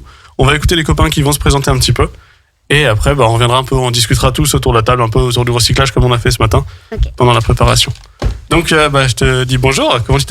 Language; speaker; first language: French; native; French